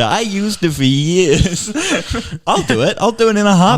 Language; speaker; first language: English; native; English